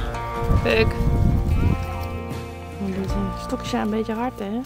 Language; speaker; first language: Dutch; native; Dutch